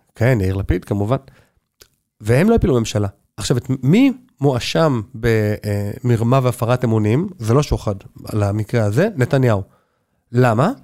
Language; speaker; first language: Hebrew; native; Hebrew